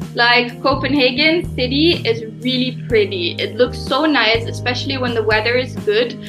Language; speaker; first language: English; early bilingual, heritage; Turkish